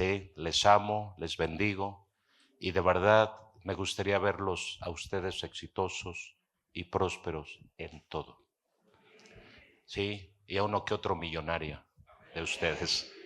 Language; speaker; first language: Spanish; native; Spanish